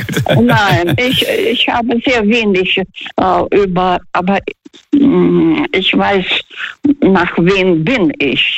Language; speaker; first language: German; non-native, learner; Russian